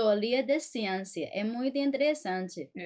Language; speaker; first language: Portuguese; non-native, fluent; Chinese